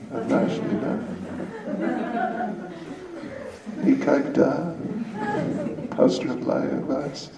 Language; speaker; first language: Russian; non-native, learner; English